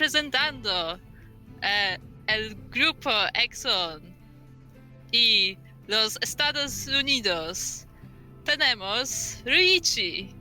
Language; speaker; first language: Spanish; non-native, learner; English